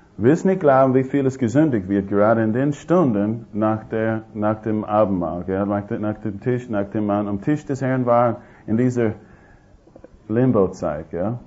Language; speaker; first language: German; non-native, fluent; English